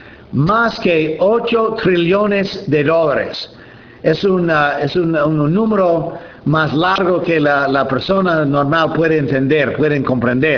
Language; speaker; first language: Spanish; non-native, fluent; English